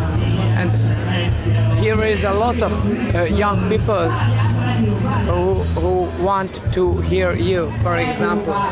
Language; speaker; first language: English; non-native, learner; Hungarian